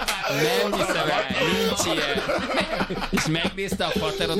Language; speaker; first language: Hungarian; native; Hungarian